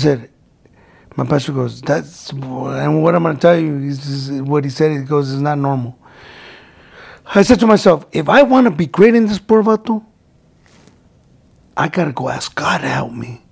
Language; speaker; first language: English; early bilingual, other home language; Spanish